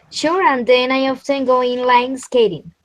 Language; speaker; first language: English; non-native, learner; Spanish